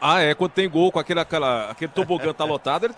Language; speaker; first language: Portuguese; native; Portuguese